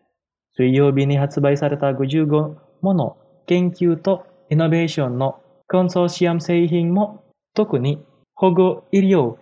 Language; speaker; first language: Japanese; non-native, fluent; Indonesian